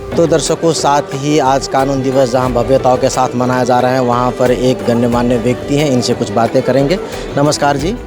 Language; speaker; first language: Hindi; non-native, local second language; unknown